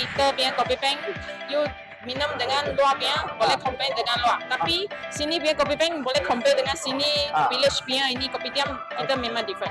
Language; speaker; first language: Malay; non-native, local second language; Chinese